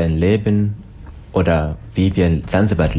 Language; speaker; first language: German; non-native, learner; Swahili